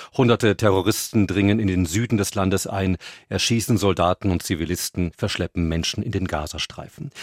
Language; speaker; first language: German; native; German